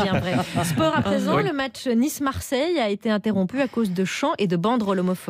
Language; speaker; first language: French; native; French